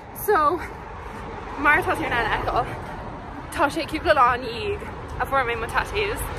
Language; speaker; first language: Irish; non-native, local second language; English